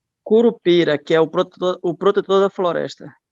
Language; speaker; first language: Portuguese; native; Portuguese